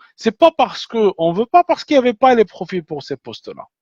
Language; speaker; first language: French; non-native, local second language; Arabic